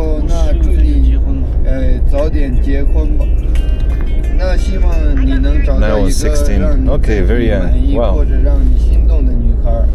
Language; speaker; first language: Chinese; non-native, local second language; Tibetan